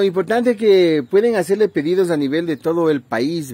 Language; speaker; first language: Spanish; native; Spanish